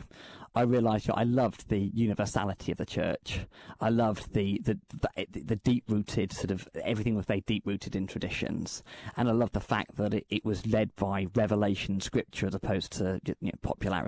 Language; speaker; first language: English; native; English